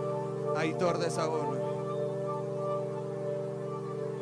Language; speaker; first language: Basque; native; Basque